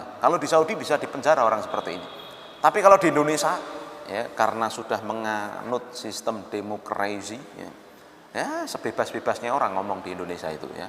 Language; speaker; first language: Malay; non-native, local second language; Javanese